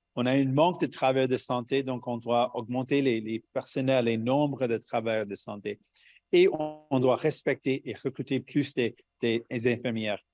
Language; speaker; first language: French; non-native, local second language; English